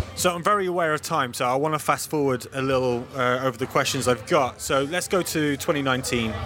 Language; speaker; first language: English; native; English